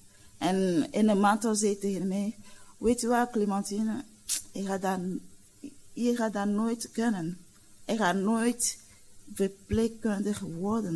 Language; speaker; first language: Dutch; non-native, learner; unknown